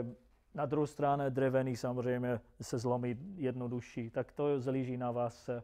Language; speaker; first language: Czech; non-native, fluent; English